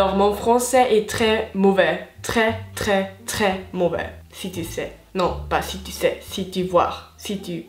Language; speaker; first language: French; non-native, local second language; German